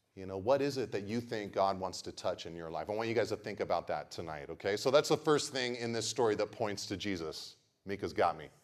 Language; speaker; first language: English; native; English